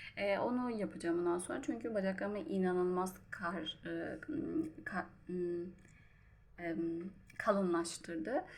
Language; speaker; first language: Turkish; native; Turkish